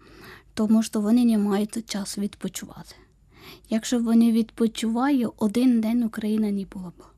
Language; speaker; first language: Ukrainian; non-native, fluent; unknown